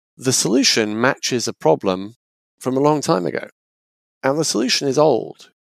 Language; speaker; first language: English; native; English